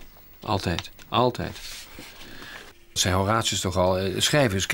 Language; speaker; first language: Dutch; native; Dutch